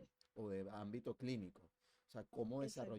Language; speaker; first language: Spanish; native; Spanish